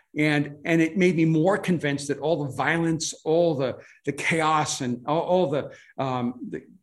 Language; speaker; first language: English; non-native, fluent; Spanish